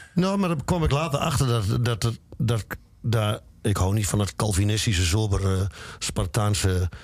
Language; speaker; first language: Dutch; native; Dutch